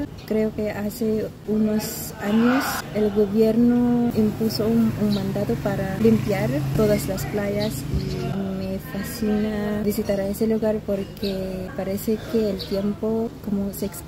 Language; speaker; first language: Spanish; non-native, fluent; Filipino